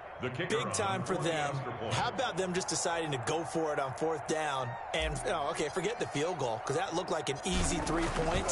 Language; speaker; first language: English; native; English